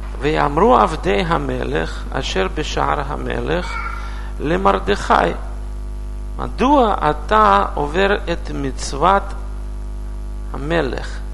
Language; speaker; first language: Hebrew; non-native, learner; Russian